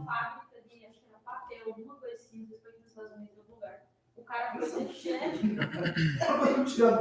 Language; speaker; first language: Portuguese; native; Portuguese